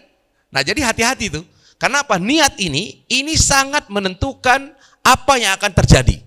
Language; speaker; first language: Indonesian; native; Indonesian